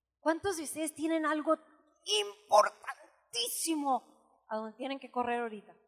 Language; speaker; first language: Spanish; early bilingual, heritage; Spanish